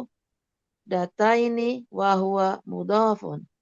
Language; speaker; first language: Arabic; non-native, learner; Indonesian